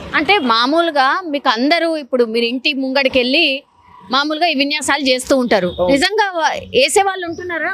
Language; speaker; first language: Telugu; native; Telugu